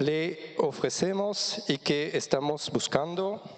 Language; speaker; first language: Spanish; non-native, fluent; French